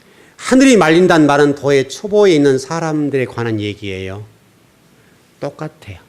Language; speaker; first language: Korean; native; Korean